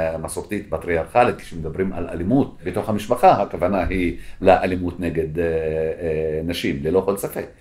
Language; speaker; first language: Hebrew; non-native, local second language; Arabic